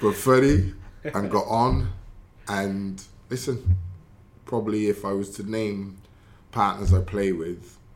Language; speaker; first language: English; native; English